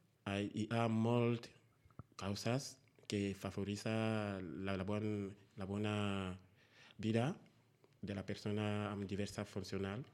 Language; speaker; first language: Catalan; non-native, learner; Spanish